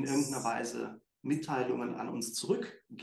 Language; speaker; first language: German; native; German